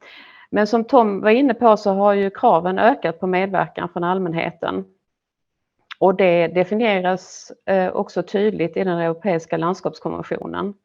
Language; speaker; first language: Swedish; native; Swedish